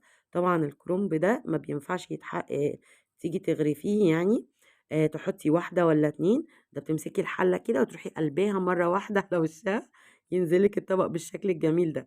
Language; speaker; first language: Arabic; native; Arabic